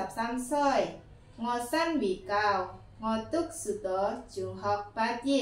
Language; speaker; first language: Cantonese; non-native, learner; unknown